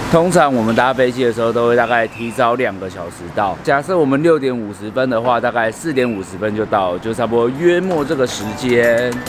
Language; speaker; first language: Chinese; native; Chinese